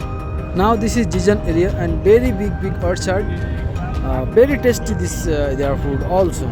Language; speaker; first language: English; non-native, learner; Bangla